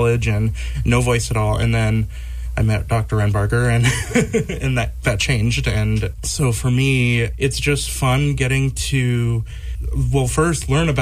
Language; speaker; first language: English; native; English